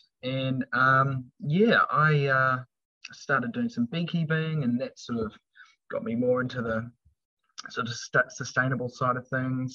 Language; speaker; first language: English; native; English